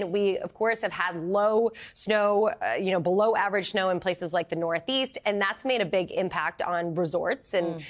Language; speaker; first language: English; native; English